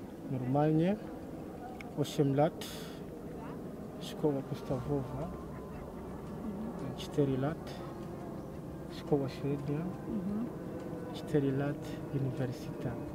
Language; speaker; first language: Polish; non-native, learner; Swahili